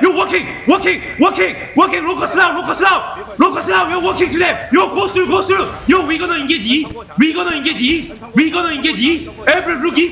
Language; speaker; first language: English; non-native, learner; Korean